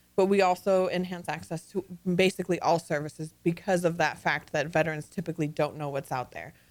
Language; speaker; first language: English; native; English